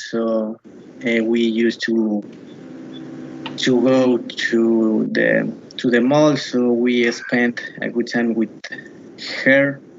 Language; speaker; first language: English; non-native, learner; Spanish